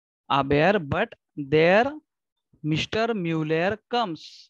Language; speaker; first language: English; non-native, local second language; Marathi